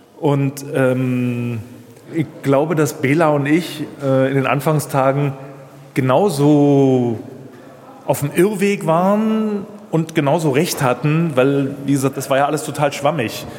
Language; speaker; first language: German; native; German